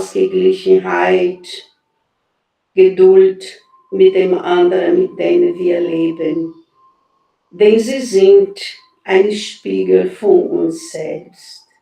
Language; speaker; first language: German; non-native, fluent; Portuguese